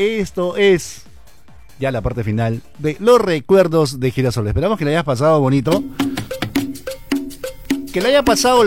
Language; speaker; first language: Spanish; native; Spanish